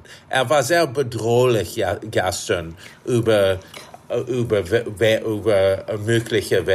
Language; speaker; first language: German; non-native, fluent; English